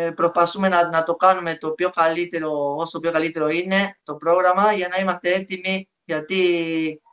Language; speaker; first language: Greek; non-native, fluent; Spanish